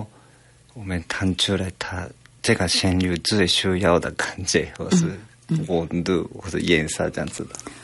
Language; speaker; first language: Chinese; non-native, fluent; Japanese